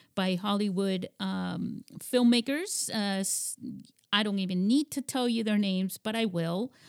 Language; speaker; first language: English; early bilingual, heritage; English